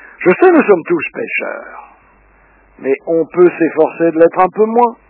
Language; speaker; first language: French; early bilingual, other home language; Russian